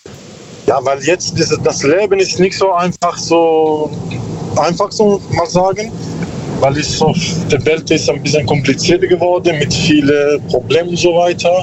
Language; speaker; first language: German; non-native, learner; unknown